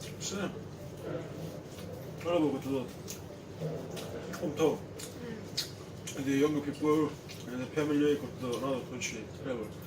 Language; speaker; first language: English; non-native, learner; Korean